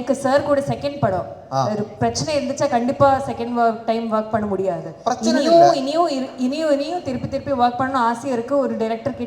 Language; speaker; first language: Tamil; non-native, fluent; Malayalam